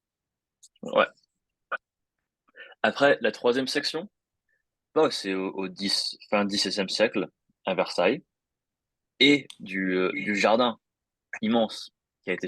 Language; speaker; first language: French; non-native, fluent; English